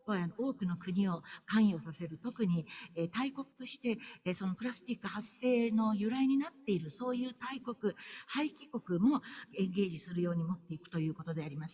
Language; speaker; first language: Japanese; native; Japanese